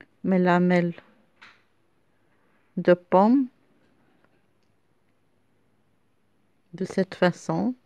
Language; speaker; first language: French; non-native, local second language; Arabic